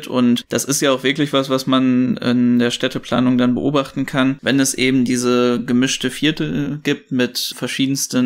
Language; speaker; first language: German; native; German